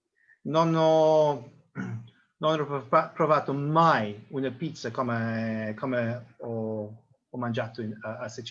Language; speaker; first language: Italian; non-native, learner; English